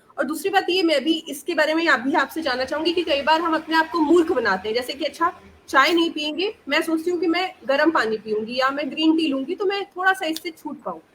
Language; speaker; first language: Hindi; native; Hindi